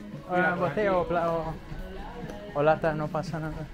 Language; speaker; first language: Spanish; non-native, learner; Portuguese